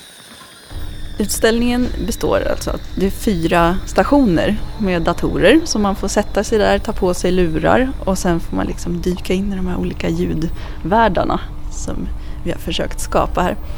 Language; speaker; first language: Swedish; native; Swedish